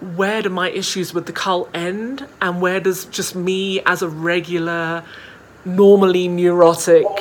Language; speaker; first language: English; native; English